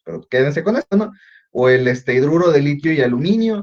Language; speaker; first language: Spanish; native; Spanish